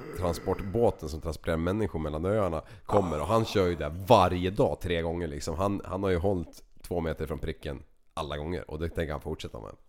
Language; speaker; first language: Swedish; native; Swedish